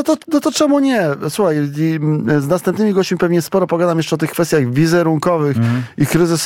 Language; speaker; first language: Polish; native; Polish